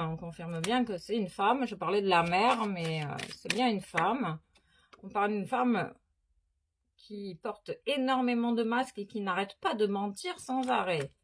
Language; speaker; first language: French; native; French